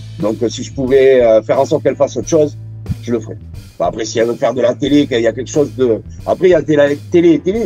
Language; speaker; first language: French; native; French